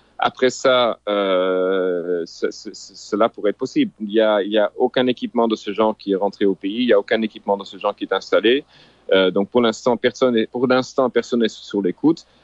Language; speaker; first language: French; non-native, local second language; Haitian Creole